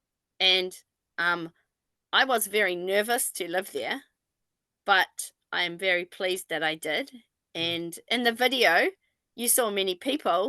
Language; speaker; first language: English; non-native, fluent; Japanese